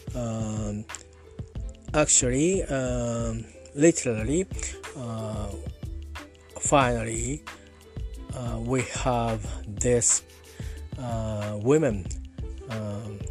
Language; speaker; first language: English; non-native, learner; Japanese